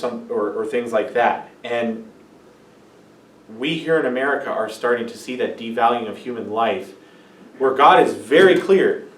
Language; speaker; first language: English; native; English